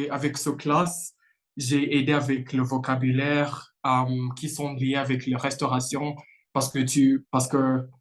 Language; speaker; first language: French; non-native, fluent; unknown